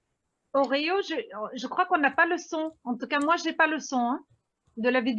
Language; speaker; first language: French; native; French